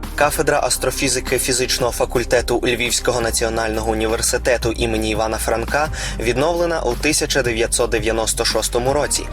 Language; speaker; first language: Ukrainian; native; Ukrainian